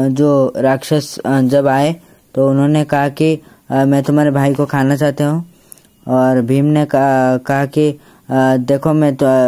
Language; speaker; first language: Hindi; native; Hindi